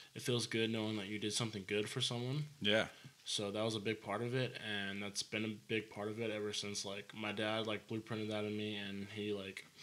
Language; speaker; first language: English; native; English